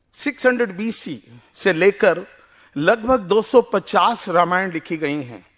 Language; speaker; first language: Hindi; non-native, local second language; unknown